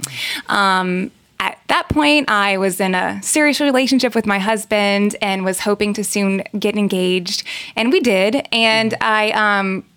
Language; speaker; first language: English; native; English